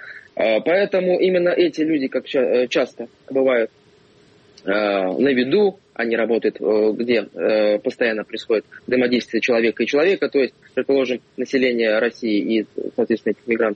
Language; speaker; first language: Russian; native; Russian